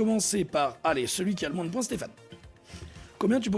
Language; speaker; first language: French; native; French